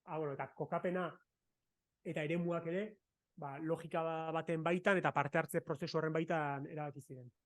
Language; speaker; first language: Basque; native; Basque